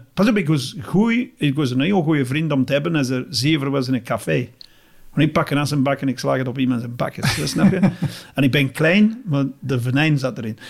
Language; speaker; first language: Dutch; non-native, fluent; English